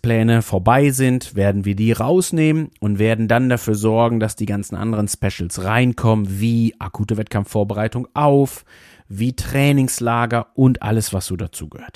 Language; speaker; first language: German; native; German